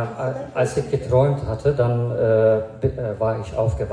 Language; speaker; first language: German; non-native, fluent; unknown